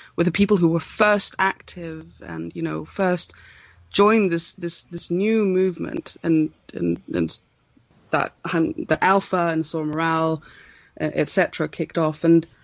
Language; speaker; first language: English; non-native, fluent; Swedish